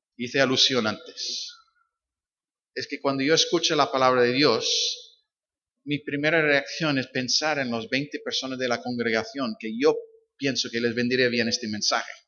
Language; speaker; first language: Spanish; non-native, fluent; English